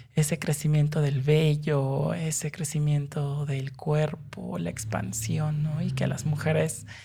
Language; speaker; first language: Spanish; native; Spanish